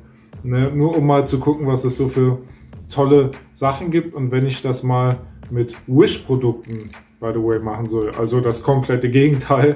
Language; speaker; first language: German; native; German